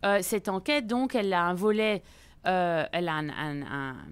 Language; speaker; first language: French; native; French